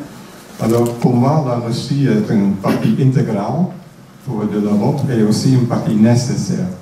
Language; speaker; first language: French; non-native, fluent; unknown